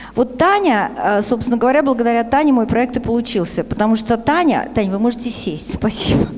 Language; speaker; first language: Russian; native; Russian